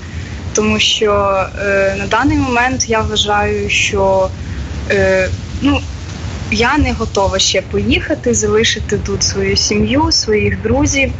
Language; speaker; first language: Ukrainian; native; Ukrainian